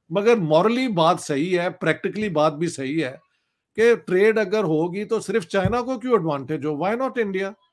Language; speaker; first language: Urdu; non-native, local second language; Punjabi